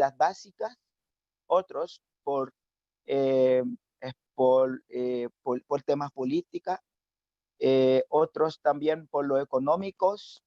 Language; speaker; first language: Spanish; non-native, fluent; Haitian Creole